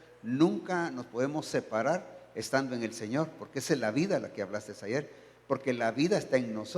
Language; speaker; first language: Spanish; native; Spanish